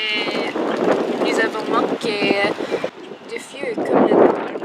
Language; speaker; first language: French; non-native, learner; English